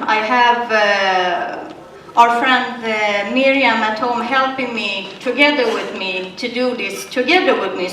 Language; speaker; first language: English; non-native, learner; Swedish